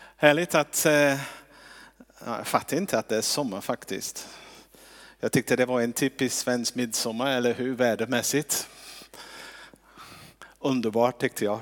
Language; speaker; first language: Swedish; non-native, fluent; English